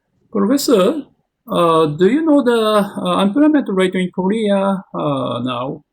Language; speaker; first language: English; non-native, learner; Japanese